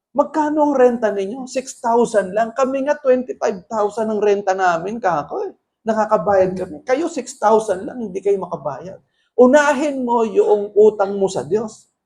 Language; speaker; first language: Filipino; native; Filipino